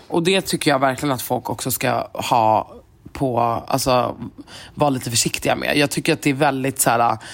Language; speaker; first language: Swedish; native; Swedish